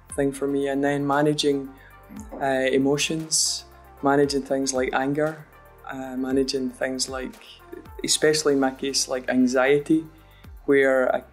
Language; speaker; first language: English; native; English